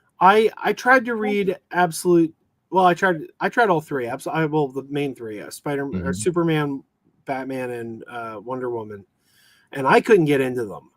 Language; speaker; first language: English; native; English